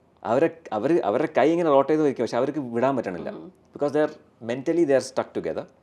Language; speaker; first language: Malayalam; early bilingual, heritage; Malayalam